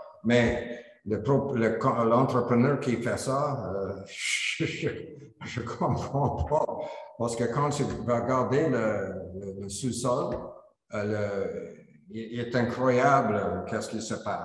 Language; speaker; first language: French; non-native, learner; English